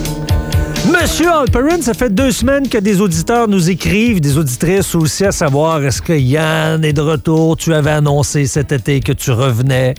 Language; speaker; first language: French; native; French